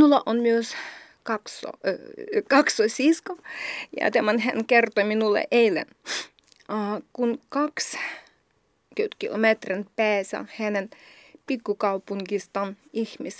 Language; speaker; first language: Finnish; non-native, learner; Ukrainian